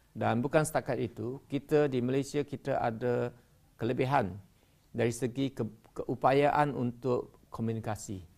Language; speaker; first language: Malay; non-native, local second language; Chinese